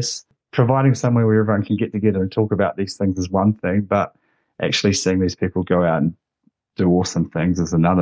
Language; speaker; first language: English; native; English